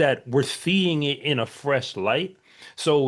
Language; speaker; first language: English; native; English